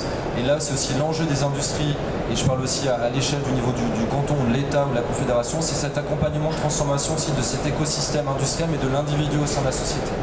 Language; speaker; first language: French; native; French